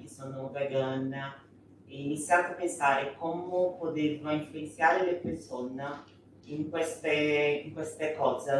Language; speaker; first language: Italian; non-native, fluent; Portuguese